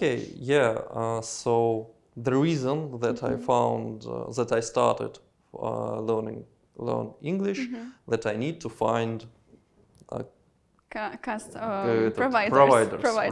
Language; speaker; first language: English; non-native, learner; Russian